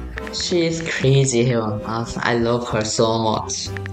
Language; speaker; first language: English; non-native, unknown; Korean